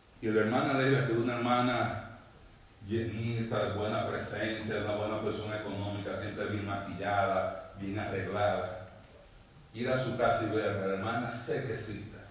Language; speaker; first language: Spanish; native; Spanish